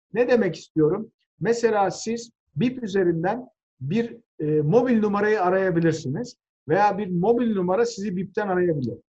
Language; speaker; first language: Turkish; native; Turkish